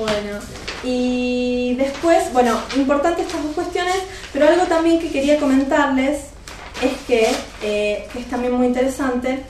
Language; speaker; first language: Spanish; native; Spanish